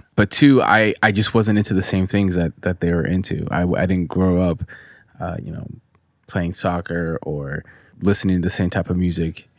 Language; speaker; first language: English; early bilingual, other home language; Spanish